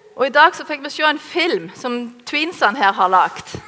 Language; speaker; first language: Norwegian; native; Norwegian